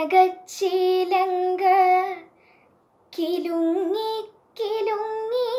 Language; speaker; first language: Malayalam; native; Malayalam